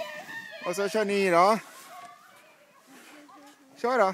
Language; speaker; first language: Swedish; native; Swedish